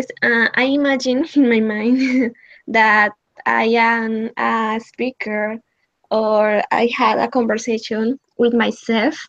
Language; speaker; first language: English; non-native, learner; Spanish